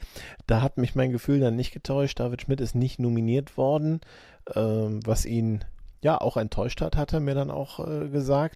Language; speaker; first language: German; native; German